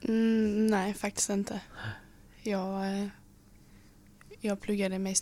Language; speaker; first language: Swedish; native; Swedish